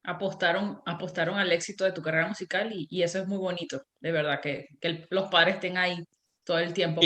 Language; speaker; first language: Spanish; native; Spanish